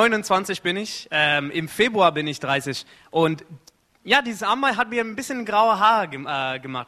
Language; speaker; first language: German; non-native, fluent; Arabic